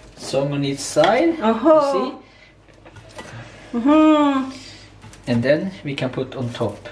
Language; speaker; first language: English; non-native, learner; Norwegian